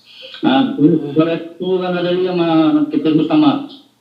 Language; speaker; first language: Spanish; non-native, fluent; French